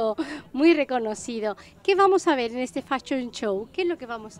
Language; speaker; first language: Spanish; native; Spanish